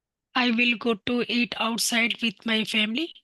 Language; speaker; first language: English; non-native, learner; Hindi